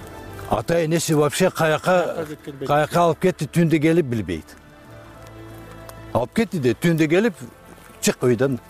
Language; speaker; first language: Kyrgyz; non-native, local second language; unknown